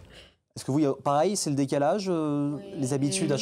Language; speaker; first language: French; native; French